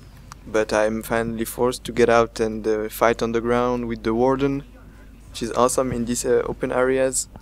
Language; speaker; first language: English; non-native, fluent; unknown